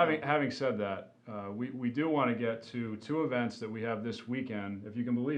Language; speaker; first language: English; native; English